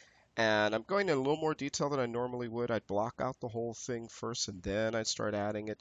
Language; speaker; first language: English; native; English